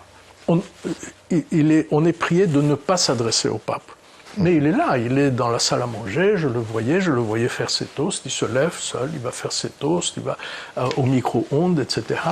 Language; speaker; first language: French; early bilingual, other home language; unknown